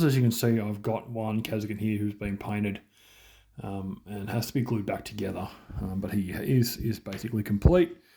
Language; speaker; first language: English; native; English